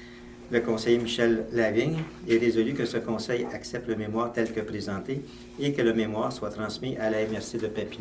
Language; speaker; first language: French; native; French